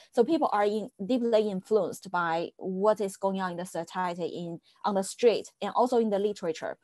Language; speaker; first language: English; non-native, fluent; Chinese